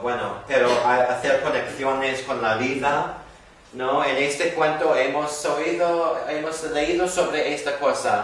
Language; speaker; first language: Spanish; non-native, fluent; English